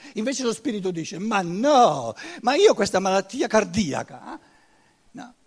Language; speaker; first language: Italian; non-native, fluent; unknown